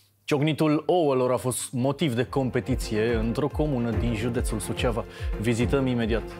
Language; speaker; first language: Romanian; native; Romanian